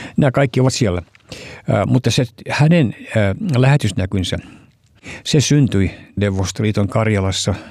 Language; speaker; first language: Finnish; early bilingual, heritage; Finnish